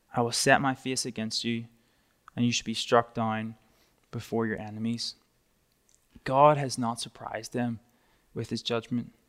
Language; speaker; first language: English; native; English